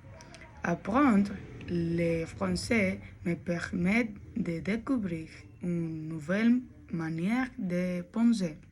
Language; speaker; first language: French; non-native, learner; Spanish